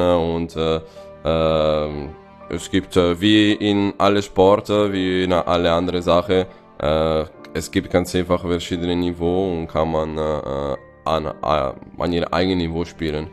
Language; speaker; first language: German; non-native, fluent; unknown